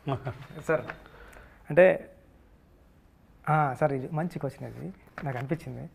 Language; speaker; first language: Telugu; native; Telugu